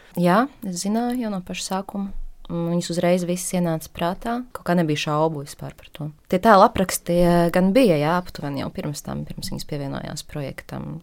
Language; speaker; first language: Latvian; native; Latvian